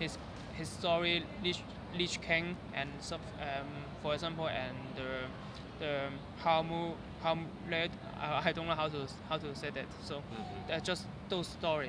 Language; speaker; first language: English; non-native, learner; Cantonese